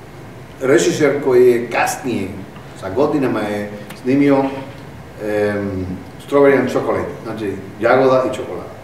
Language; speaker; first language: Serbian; non-native, fluent; Spanish